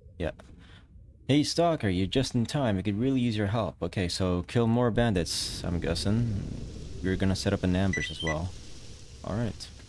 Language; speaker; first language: English; non-native, local second language; Filipino